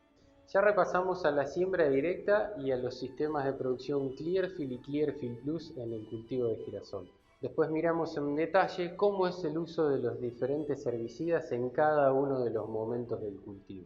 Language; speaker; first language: Spanish; native; Spanish